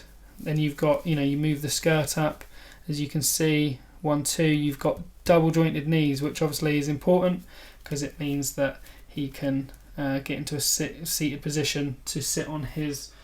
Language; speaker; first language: English; native; English